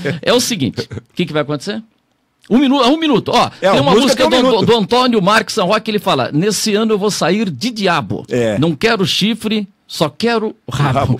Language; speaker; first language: Portuguese; native; Portuguese